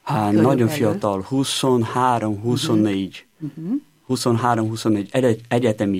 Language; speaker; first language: Hungarian; non-native, learner; Portuguese